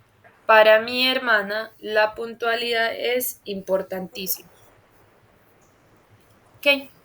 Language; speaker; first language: Spanish; non-native, fluent; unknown